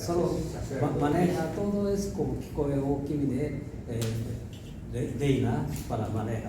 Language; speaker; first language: Spanish; non-native, learner; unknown